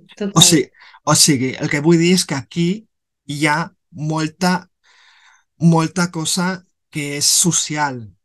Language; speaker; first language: Catalan; non-native, local second language; Spanish